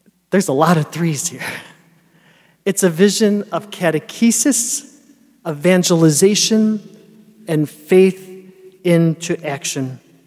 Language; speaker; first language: English; native; English